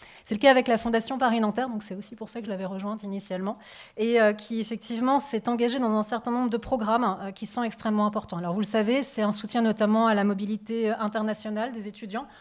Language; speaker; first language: French; native; French